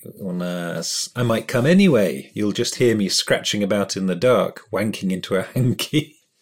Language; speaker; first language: English; native; English